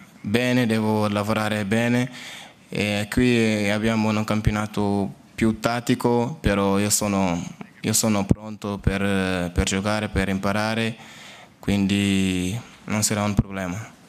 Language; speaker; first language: Italian; non-native, learner; Portuguese